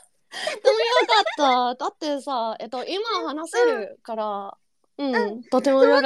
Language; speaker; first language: Japanese; non-native, learner; English